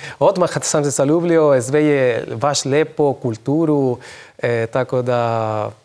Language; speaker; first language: Serbian; non-native, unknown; Spanish